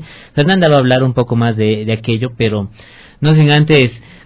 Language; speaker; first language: Spanish; native; Spanish